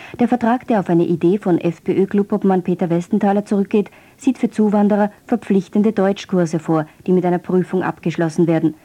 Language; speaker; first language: German; native; German